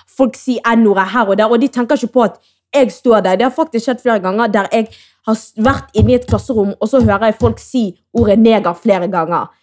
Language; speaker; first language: Norwegian; early bilingual, other home language; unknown